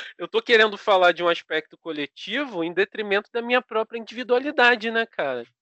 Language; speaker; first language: Portuguese; native; Portuguese